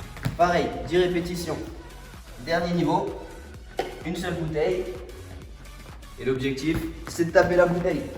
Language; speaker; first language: French; native; French